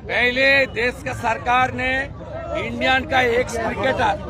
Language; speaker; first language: Hindi; non-native, local second language; Bangla